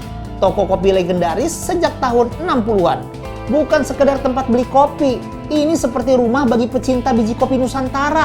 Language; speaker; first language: Indonesian; native; Indonesian